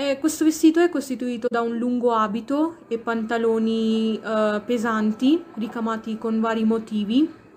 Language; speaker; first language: Italian; early bilingual, other home language; Urdu